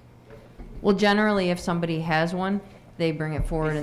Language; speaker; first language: English; native; English